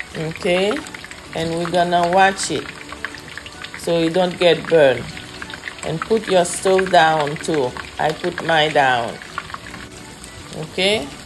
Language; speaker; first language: English; non-native, fluent; Haitian Creole